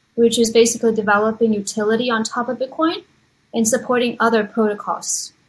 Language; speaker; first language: English; non-native, fluent; Chinese